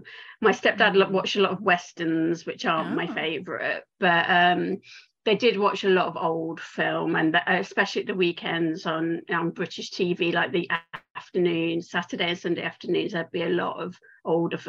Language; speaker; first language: English; native; English